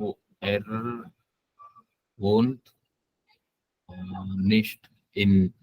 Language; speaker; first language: German; non-native, learner; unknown